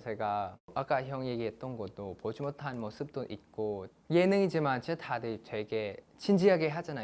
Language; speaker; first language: Korean; non-native, fluent; Thai